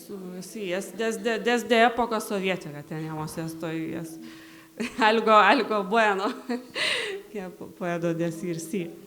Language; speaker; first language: Spanish; non-native, learner; Lithuanian